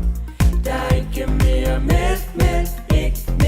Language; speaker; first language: Danish; non-native, learner; Icelandic